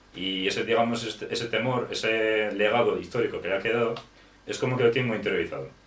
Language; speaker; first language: Spanish; non-native, fluent; Ukrainian